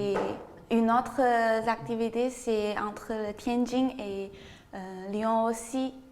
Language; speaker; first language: French; non-native, learner; Chinese